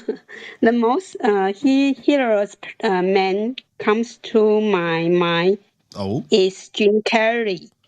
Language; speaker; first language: English; non-native, learner; Chinese